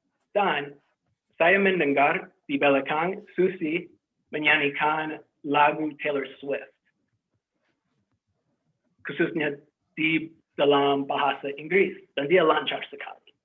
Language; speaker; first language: Indonesian; non-native, fluent; English